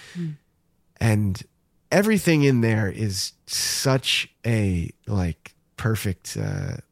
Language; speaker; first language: English; native; English